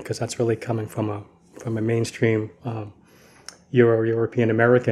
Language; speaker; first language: English; native; English